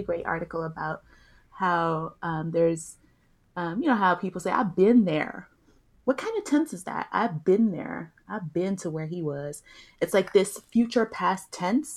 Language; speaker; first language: English; early bilingual, other home language; Yoruba